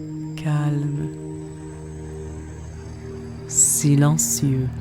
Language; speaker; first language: French; native; French